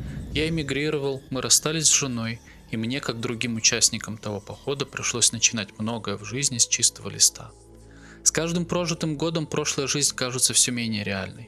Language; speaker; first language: Russian; native; Russian